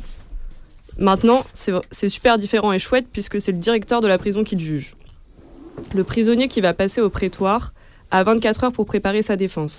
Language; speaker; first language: French; native; French